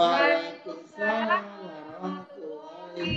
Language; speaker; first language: Indonesian; native; Indonesian